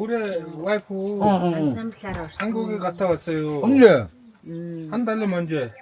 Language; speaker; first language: Korean; non-native, learner; Mongolian